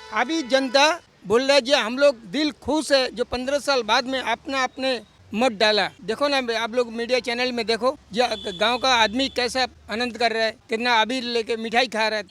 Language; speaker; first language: Hindi; non-native, local second language; Bangla